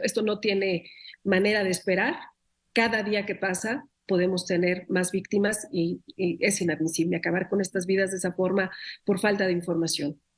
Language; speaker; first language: Spanish; native; Spanish